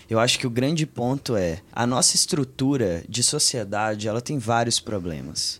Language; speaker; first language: Portuguese; native; Portuguese